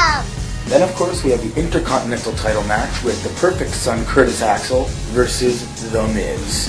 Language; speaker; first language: English; native; English